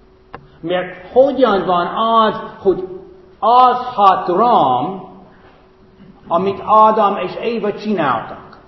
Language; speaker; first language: Hungarian; non-native, fluent; English